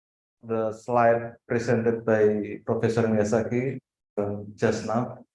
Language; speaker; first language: English; non-native, fluent; Indonesian